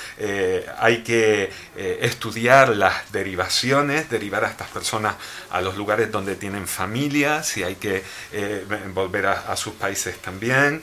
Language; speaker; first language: Spanish; native; Spanish